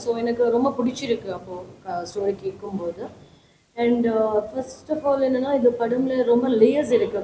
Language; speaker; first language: Tamil; non-native, learner; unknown